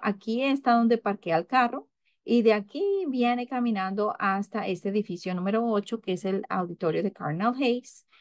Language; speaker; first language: Spanish; early bilingual, heritage; English